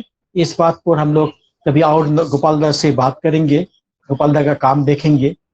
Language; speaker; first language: Hindi; native; Hindi